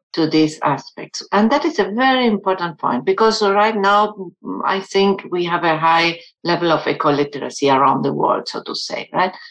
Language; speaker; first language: English; non-native, fluent; German